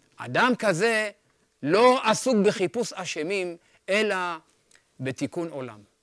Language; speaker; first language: Hebrew; early bilingual, other home language; Amharic